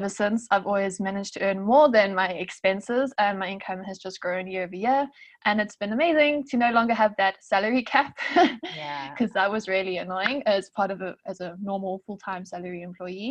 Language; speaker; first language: English; native; English